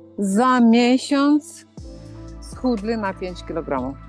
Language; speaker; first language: Polish; non-native, fluent; Ukrainian